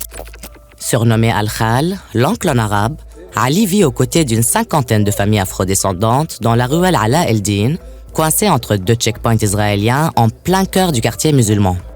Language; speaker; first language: French; native; French